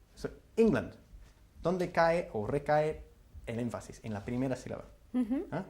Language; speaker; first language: Spanish; non-native, fluent; English